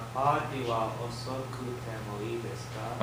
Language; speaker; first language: Japanese; non-native, learner; English